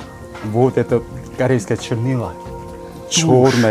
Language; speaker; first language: Russian; non-native, learner; Korean